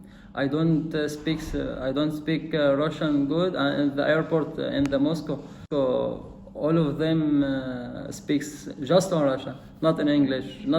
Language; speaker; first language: English; non-native, learner; Arabic